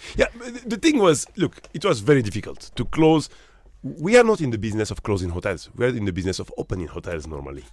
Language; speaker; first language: English; non-native, fluent; Arabic